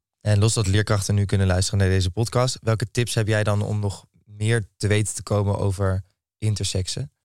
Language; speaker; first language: Dutch; native; Dutch